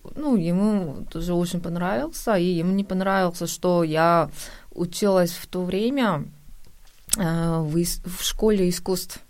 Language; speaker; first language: Russian; non-native, fluent; Korean